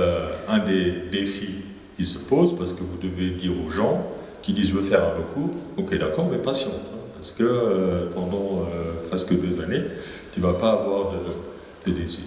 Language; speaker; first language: French; native; French